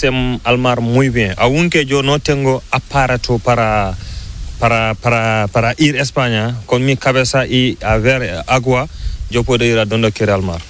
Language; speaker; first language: Spanish; non-native, learner; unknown